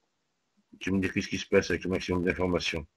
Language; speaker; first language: French; native; French